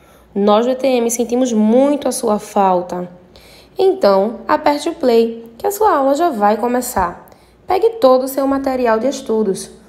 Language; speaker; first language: Portuguese; native; Portuguese